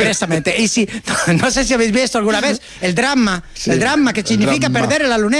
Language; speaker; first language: Spanish; native; Spanish